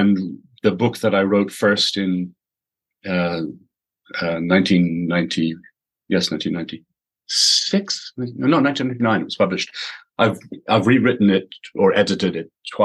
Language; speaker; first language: English; native; English